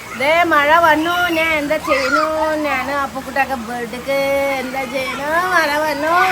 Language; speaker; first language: Malayalam; non-native, learner; Nepali